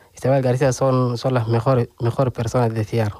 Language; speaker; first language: Spanish; non-native, learner; Arabic